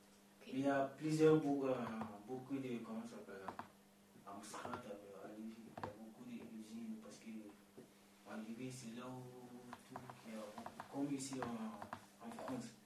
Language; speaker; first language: French; non-native, learner; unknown